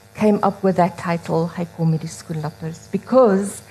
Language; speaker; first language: English; non-native, local second language; Afrikaans